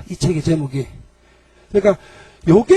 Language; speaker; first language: Korean; native; Korean